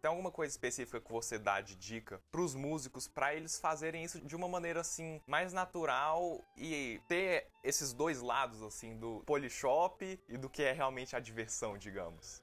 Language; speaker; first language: Portuguese; native; Portuguese